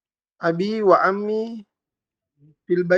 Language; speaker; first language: Arabic; non-native, learner; Indonesian